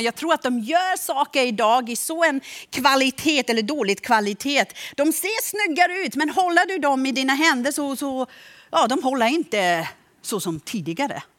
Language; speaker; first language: Swedish; non-native, fluent; German